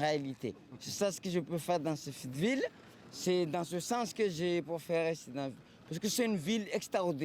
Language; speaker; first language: French; non-native, local second language; Comorian